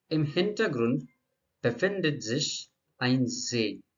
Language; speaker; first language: German; non-native, fluent; Marathi